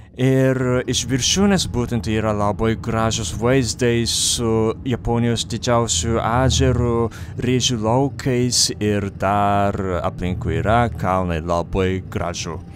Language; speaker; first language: Lithuanian; non-native, fluent; Japanese